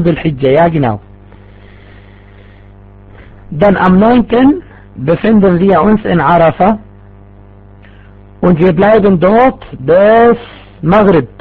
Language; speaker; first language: German; non-native, fluent; Arabic